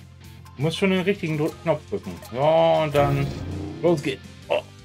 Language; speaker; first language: German; native; German